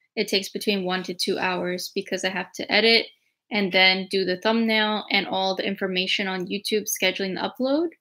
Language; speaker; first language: English; native; English